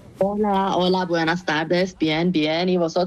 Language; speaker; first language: Spanish; non-native, fluent; Persian